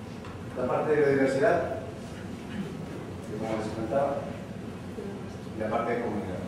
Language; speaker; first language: Spanish; native; Spanish